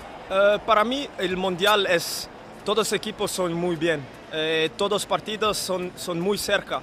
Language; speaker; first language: Spanish; non-native, learner; French